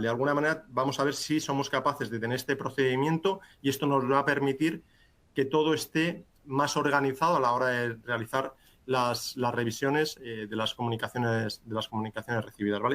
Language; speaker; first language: Spanish; native; Spanish